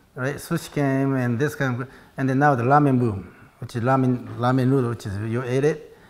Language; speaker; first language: English; non-native, learner; Japanese